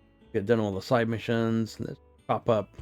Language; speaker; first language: English; native; English